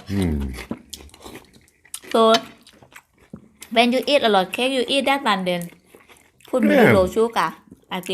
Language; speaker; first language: English; non-native, learner; Thai